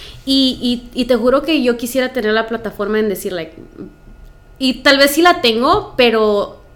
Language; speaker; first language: Spanish; early bilingual, heritage; Spanish